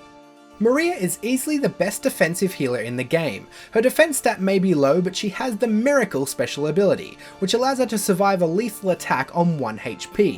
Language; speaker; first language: English; native; English